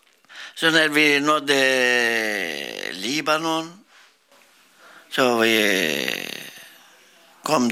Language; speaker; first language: Swedish; non-native, learner; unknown